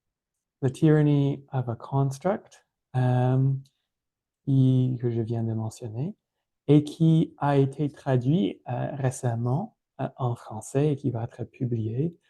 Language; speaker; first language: French; non-native, fluent; English